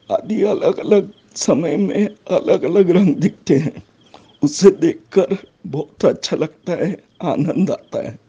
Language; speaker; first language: Hindi; native; Hindi